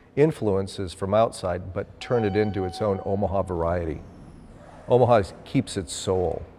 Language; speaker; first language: English; native; English